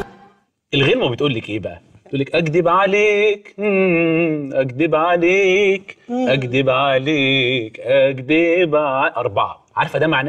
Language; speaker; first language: Arabic; native; Arabic